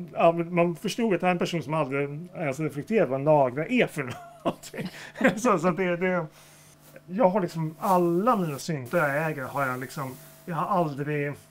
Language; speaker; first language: Swedish; native; Swedish